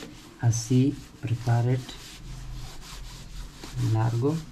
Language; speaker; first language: Spanish; non-native, learner; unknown